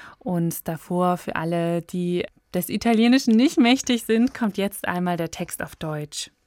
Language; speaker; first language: German; native; German